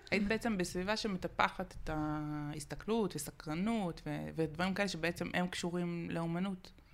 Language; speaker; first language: Hebrew; native; Hebrew